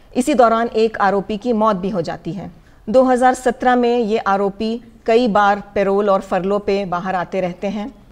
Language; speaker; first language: Hindi; native; Hindi